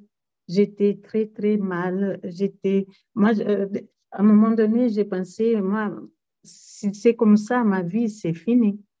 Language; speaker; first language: French; non-native, fluent; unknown